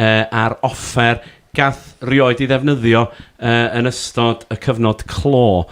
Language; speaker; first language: Welsh; native; Welsh